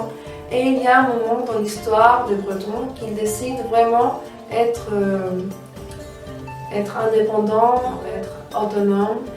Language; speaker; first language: French; non-native, fluent; Spanish